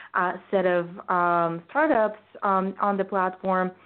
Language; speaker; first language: English; non-native, fluent; Bulgarian